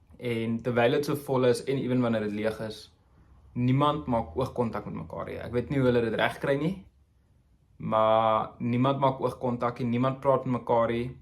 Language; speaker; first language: Afrikaans; native; Afrikaans